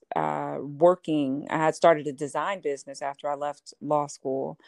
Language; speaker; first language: English; native; English